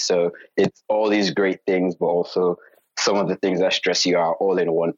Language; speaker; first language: English; non-native, local second language; Yoruba